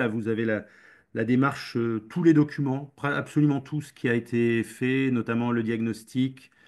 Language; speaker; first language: French; native; French